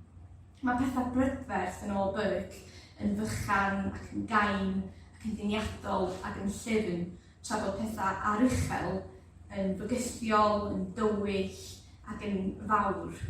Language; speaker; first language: Welsh; native; Welsh